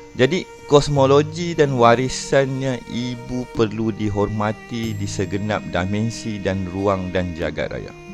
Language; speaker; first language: Malay; native; Malay